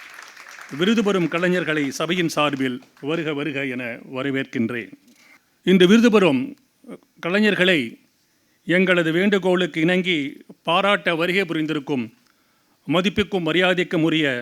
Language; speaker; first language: Tamil; native; Tamil